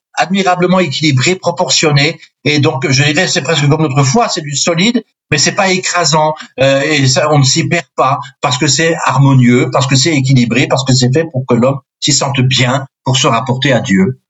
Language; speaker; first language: French; non-native, local second language; Swiss German